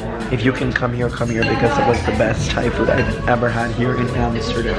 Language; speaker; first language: English; native; English